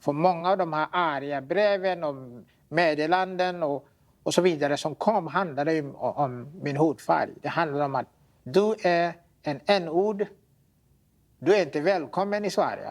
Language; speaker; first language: Swedish; non-native, fluent; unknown